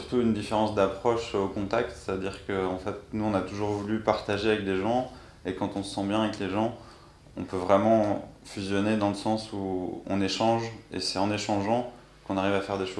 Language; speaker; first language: French; native; French